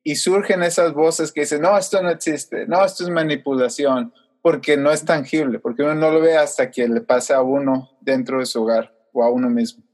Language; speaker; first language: Spanish; native; Spanish